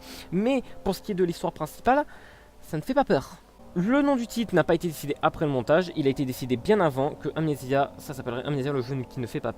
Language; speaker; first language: French; native; French